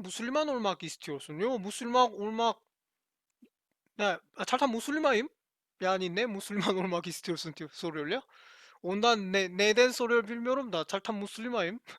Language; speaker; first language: Turkish; non-native, learner; Korean